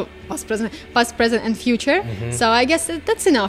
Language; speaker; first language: English; non-native, fluent; Ukrainian